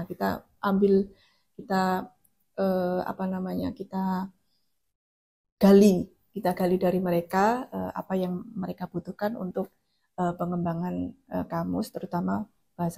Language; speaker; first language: Indonesian; non-native, local second language; Javanese